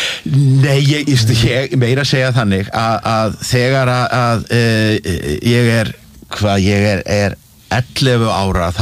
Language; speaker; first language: Icelandic; native; Icelandic